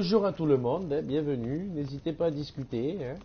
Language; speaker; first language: French; native; French